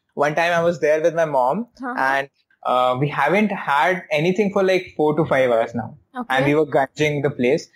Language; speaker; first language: English; non-native, local second language; Hindi